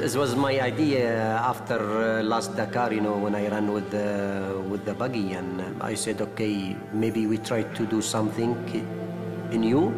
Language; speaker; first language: English; non-native, fluent; Arabic